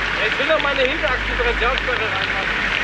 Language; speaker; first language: German; native; German